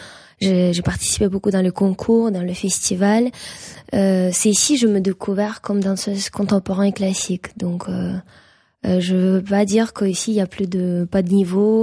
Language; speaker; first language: French; non-native, fluent; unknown